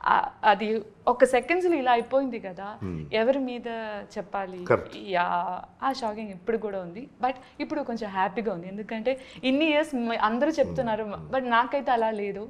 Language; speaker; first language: Telugu; non-native, learner; Malayalam